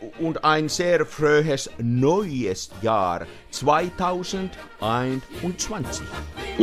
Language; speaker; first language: German; non-native, learner; Finnish